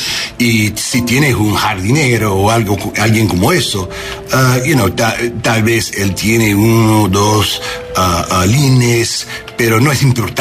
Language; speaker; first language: Spanish; non-native, learner; English